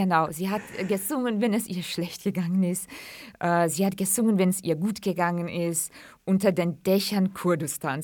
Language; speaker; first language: German; early bilingual, other home language; Central Kurdish